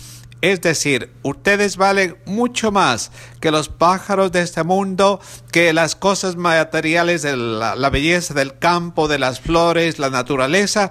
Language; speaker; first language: Spanish; native; Spanish